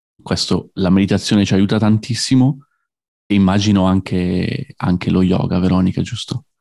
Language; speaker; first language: Italian; native; Italian